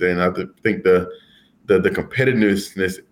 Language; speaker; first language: English; native; English